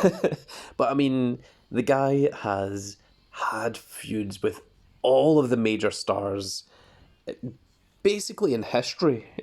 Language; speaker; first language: English; native; English